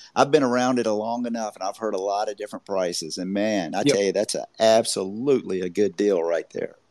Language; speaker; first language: English; native; English